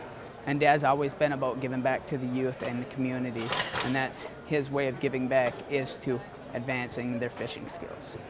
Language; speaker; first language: English; native; English